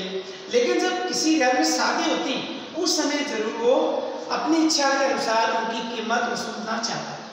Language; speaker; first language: Hindi; native; Hindi